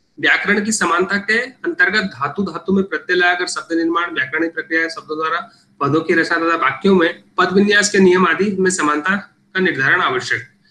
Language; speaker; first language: Hindi; native; Hindi